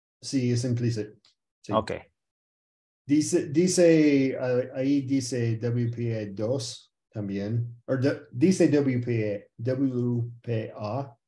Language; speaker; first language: Spanish; early bilingual, heritage; Spanish